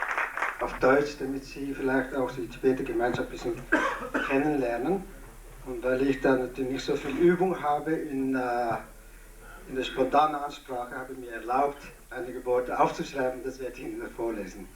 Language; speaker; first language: German; non-native, fluent; Tibetan